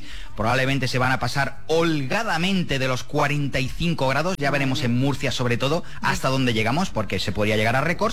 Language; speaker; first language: Spanish; native; Spanish